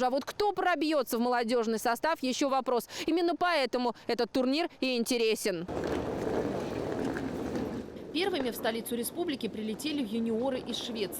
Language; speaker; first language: Russian; native; Russian